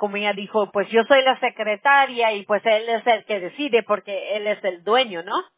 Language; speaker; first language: Spanish; early bilingual, heritage; Spanish